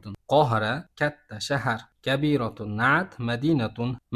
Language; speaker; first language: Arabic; non-native, fluent; Uzbek